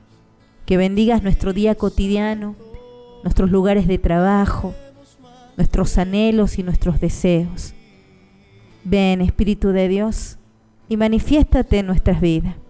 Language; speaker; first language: Spanish; native; Spanish